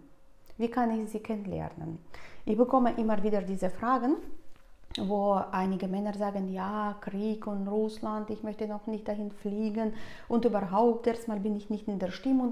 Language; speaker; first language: German; non-native, fluent; Russian